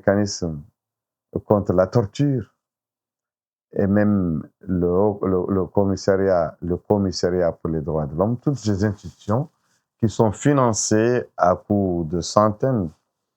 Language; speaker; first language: French; non-native, local second language; Arabic